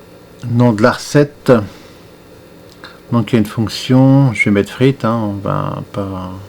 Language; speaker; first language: French; native; French